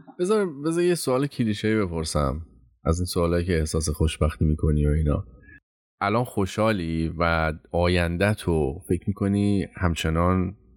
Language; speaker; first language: Persian; native; Persian